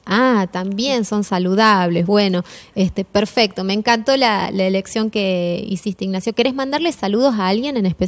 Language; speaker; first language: Spanish; native; Spanish